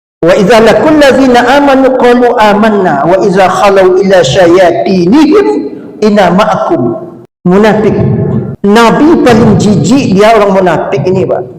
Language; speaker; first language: Malay; non-native, local second language; Minangkabau